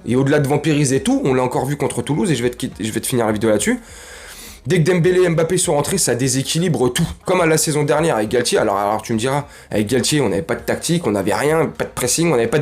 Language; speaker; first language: French; native; French